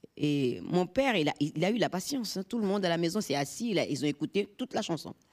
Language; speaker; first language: French; non-native, local second language; Fon